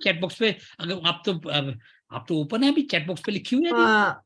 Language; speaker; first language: Hindi; native; Hindi